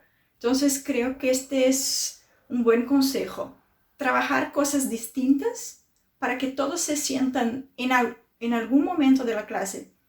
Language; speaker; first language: Spanish; non-native, fluent; Portuguese